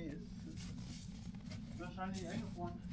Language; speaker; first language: German; native; German